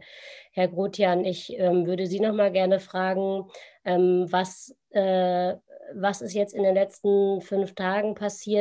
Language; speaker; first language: German; native; German